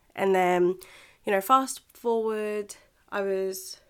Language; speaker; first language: English; non-native, local second language; Filipino